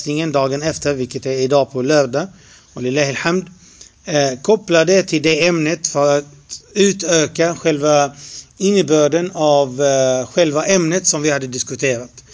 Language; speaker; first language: Swedish; non-native, fluent; Arabic